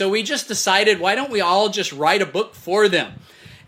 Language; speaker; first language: English; native; English